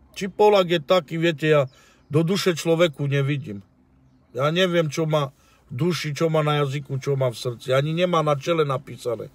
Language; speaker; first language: Slovak; non-native, local second language; Romany